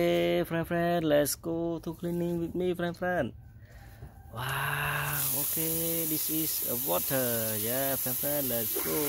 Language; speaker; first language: English; non-native, learner; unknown